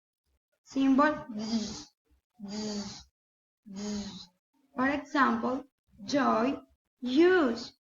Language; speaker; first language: English; non-native, learner; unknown